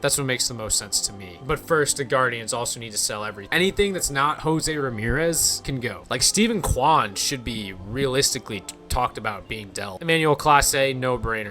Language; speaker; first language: English; native; English